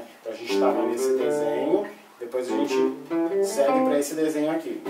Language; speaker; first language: Portuguese; native; Portuguese